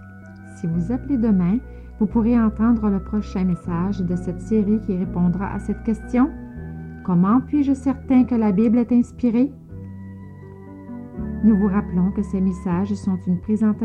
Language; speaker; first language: French; native; French